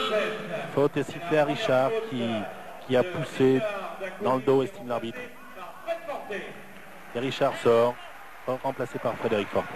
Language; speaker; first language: French; native; French